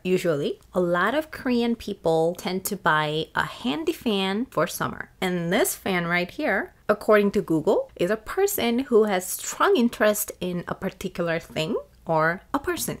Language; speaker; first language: English; non-native, fluent; Korean